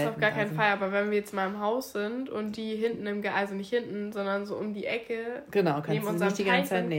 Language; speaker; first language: German; native; German